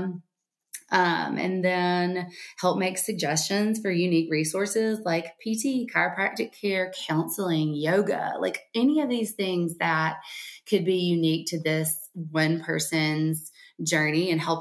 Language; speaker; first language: English; native; English